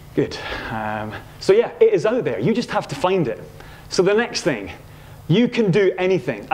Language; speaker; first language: English; native; English